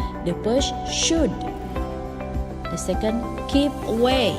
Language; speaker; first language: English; non-native, learner; Indonesian